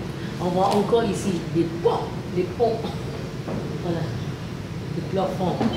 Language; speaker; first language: French; non-native, local second language; Burmese